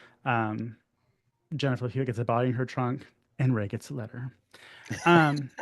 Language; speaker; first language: English; native; English